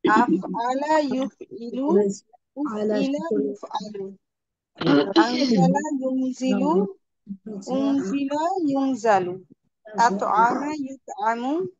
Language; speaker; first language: Arabic; non-native, learner; Bangla